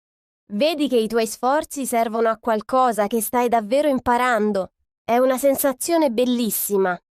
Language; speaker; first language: Italian; non-native, fluent; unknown